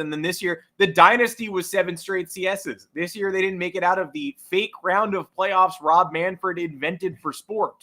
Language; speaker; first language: English; native; English